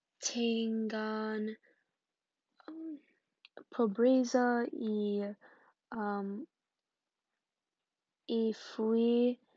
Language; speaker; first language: Spanish; non-native, learner; English